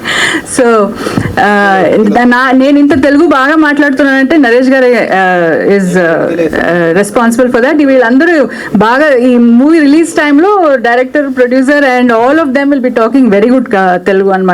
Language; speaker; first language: Telugu; non-native, local second language; Kannada